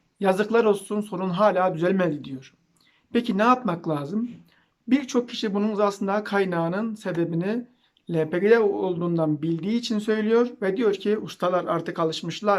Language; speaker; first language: Turkish; native; Turkish